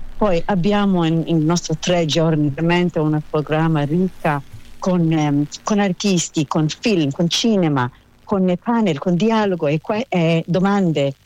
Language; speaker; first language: Italian; non-native, learner; Hebrew